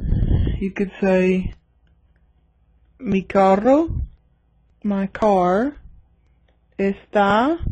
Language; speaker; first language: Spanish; non-native, fluent; English